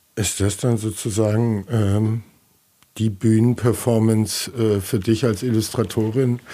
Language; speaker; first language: German; native; German